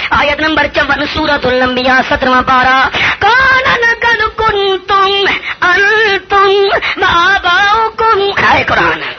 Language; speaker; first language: Urdu; non-native, local second language; Pashto